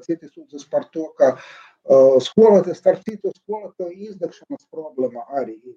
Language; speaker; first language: Latvian; non-native, local second language; Russian